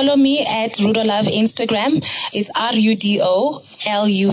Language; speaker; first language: English; non-native, local second language; Zulu